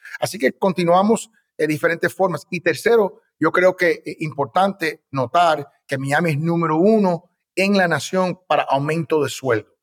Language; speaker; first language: Spanish; early bilingual, heritage; Spanish